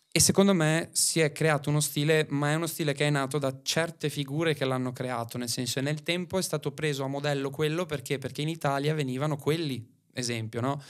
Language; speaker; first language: Italian; native; Italian